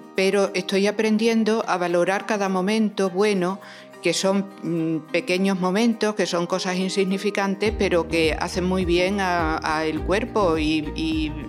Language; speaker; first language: Spanish; native; Spanish